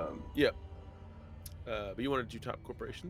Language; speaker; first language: English; native; English